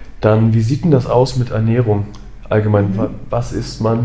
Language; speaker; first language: German; native; German